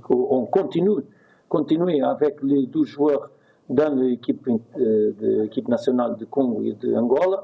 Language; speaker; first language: French; non-native, fluent; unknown